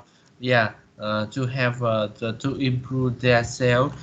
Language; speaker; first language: English; non-native, learner; Vietnamese